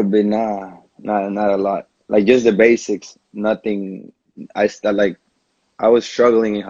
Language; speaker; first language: English; non-native, fluent; Spanish